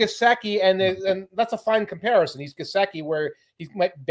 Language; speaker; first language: English; native; English